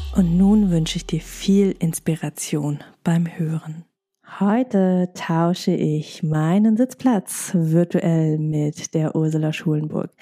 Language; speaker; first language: German; early bilingual, other home language; Vietnamese